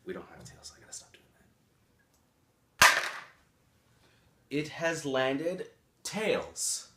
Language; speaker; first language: English; native; English